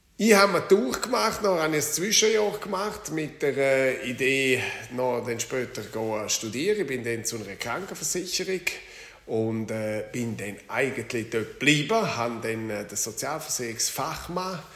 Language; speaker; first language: German; non-native, local second language; Romansh